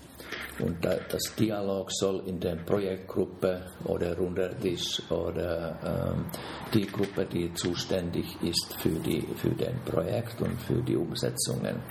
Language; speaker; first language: German; non-native, fluent; Finnish